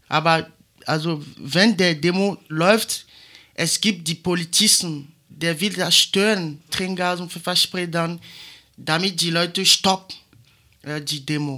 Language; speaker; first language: German; non-native, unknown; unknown